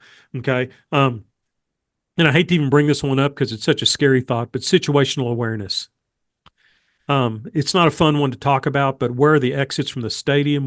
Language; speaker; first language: English; native; English